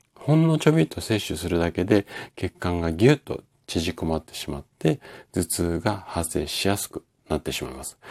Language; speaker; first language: Japanese; native; Japanese